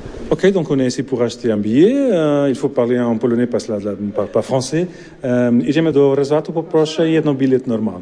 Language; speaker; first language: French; non-native, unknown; Portuguese